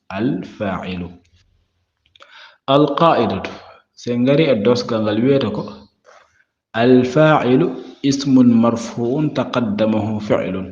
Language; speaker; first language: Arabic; non-native, fluent; Fula